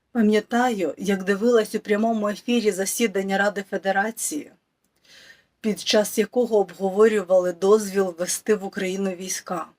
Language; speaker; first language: Ukrainian; non-native, local second language; Russian